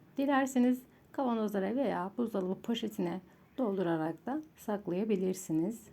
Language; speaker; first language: Turkish; native; Turkish